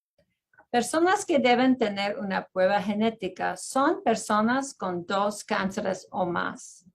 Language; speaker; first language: Spanish; non-native, fluent; English